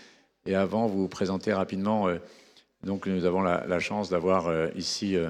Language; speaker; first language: French; native; French